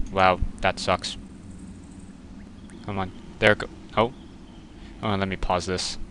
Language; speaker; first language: English; native; English